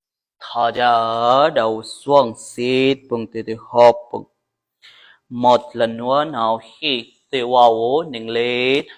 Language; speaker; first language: Vietnamese; non-native, learner; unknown